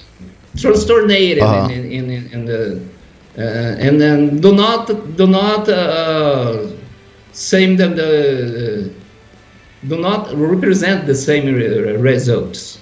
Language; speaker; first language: English; non-native, learner; Portuguese